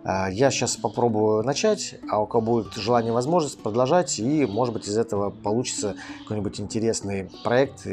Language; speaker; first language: Russian; native; Russian